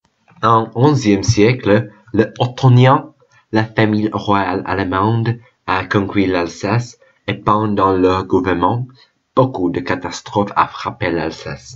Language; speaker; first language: French; non-native, learner; Czech